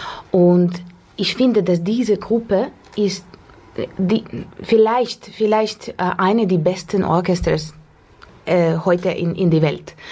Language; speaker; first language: German; non-native, learner; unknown